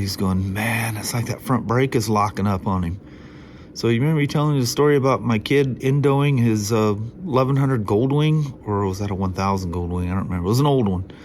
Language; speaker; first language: English; native; English